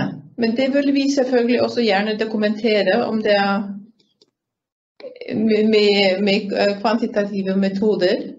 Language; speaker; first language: Norwegian; non-native, fluent; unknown